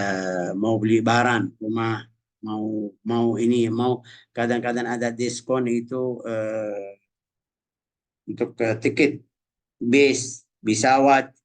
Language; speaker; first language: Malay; non-native, fluent; Arabic